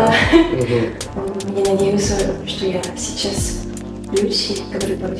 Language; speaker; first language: Russian; non-native, learner; French